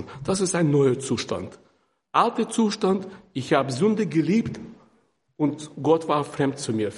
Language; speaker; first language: German; non-native, fluent; Russian